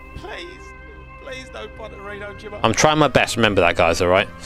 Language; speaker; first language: English; native; English